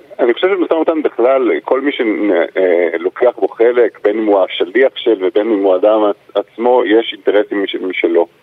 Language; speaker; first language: Hebrew; native; Hebrew